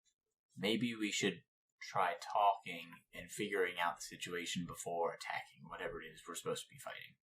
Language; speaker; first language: English; native; English